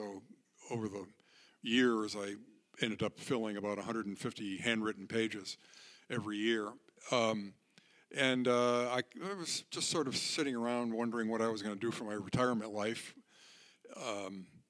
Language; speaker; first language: English; native; English